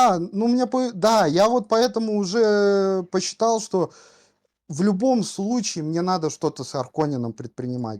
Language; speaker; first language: Russian; native; Russian